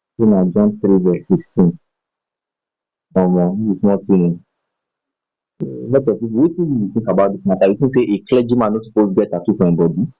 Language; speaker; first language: Nigerian Pidgin; native; Nigerian Pidgin